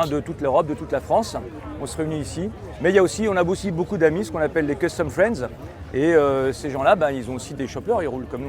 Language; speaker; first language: French; native; French